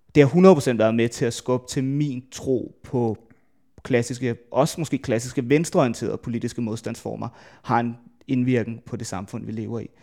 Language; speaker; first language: Danish; native; Danish